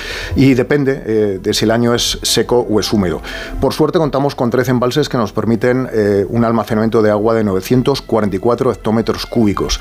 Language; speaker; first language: Spanish; native; Spanish